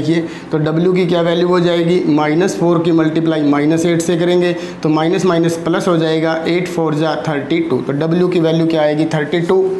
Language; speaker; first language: Hindi; native; Hindi